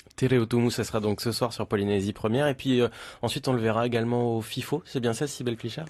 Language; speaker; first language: French; native; French